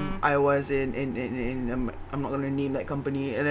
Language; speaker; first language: English; non-native, local second language; Malay